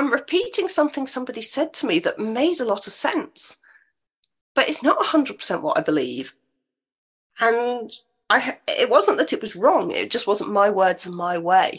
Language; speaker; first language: English; native; English